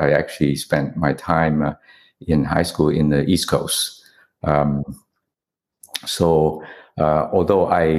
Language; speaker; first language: English; non-native, fluent; Vietnamese